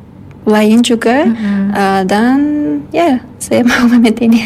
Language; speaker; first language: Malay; non-native, learner; Uzbek